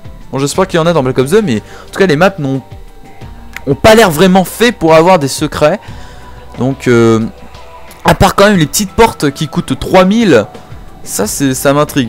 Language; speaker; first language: French; native; French